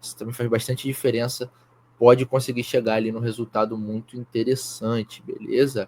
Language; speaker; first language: Portuguese; native; Portuguese